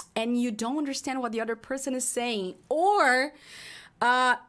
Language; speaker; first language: English; non-native, fluent; Portuguese